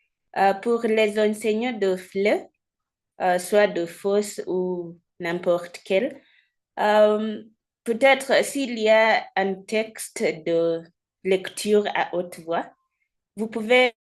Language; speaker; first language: French; non-native, fluent; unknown